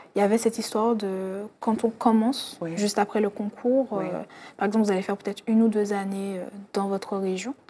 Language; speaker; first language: French; native; French